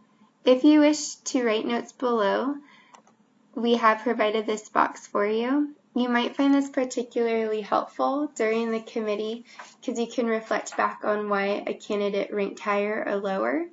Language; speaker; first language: English; native; English